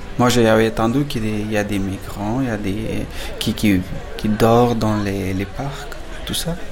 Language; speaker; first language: French; non-native, fluent; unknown